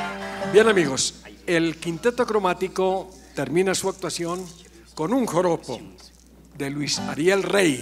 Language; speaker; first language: Spanish; native; Spanish